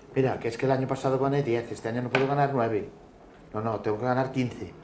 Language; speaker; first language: Spanish; native; Spanish